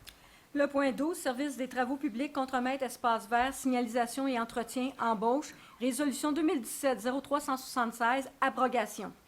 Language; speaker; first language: French; native; French